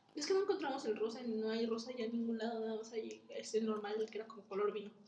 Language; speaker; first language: Spanish; native; Spanish